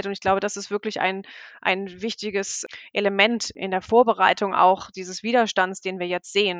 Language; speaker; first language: German; native; German